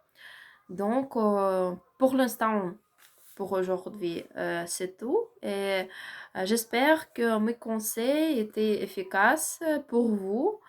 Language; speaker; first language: French; non-native, learner; Ukrainian